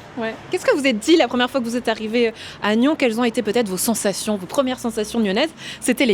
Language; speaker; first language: French; native; French